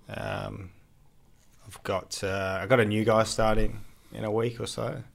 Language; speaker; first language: English; native; English